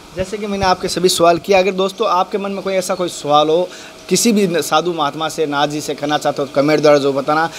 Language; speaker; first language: Hindi; native; Hindi